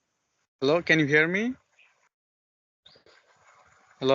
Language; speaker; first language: English; non-native, fluent; Bangla